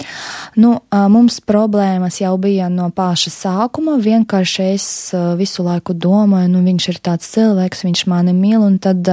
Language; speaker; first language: Latvian; non-native, local second language; Russian